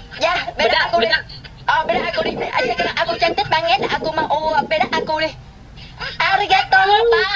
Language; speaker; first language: Indonesian; non-native, learner; Vietnamese